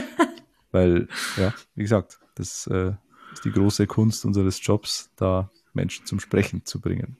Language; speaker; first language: German; native; German